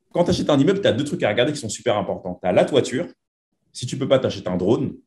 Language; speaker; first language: French; native; French